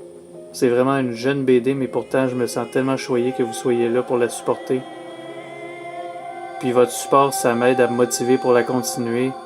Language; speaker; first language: French; native; French